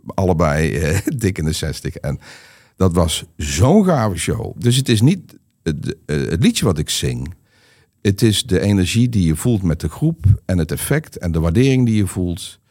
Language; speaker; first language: Dutch; native; Dutch